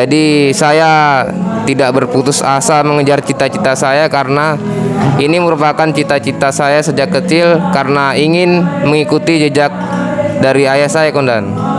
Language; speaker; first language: Indonesian; non-native, local second language; Javanese